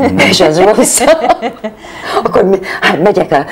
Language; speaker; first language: Hungarian; non-native, fluent; English